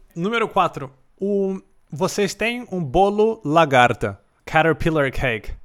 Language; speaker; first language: Portuguese; native; Portuguese